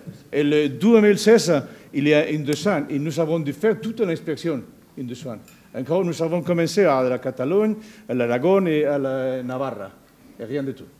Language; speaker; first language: French; non-native, learner; Spanish